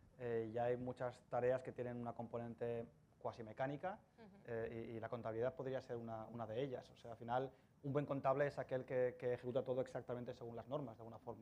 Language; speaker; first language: Spanish; native; Spanish